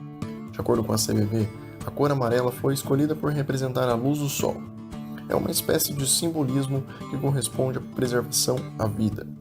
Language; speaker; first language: Portuguese; native; Portuguese